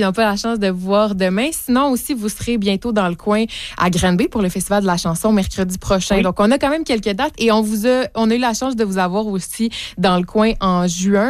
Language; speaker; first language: French; native; French